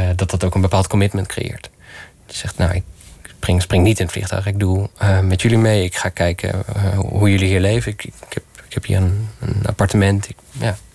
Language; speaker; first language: Dutch; early bilingual, other home language; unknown